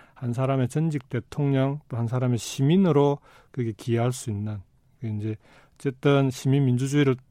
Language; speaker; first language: Korean; native; Korean